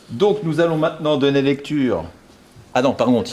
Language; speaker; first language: French; native; French